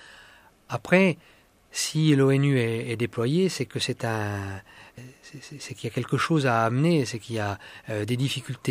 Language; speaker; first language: French; native; French